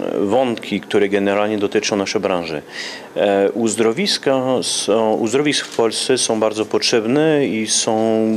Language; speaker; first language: Polish; early bilingual, heritage; Polish